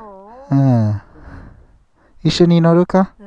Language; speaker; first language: Japanese; non-native, learner; English